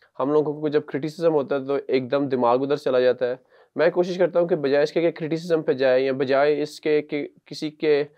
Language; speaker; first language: Urdu; native; Urdu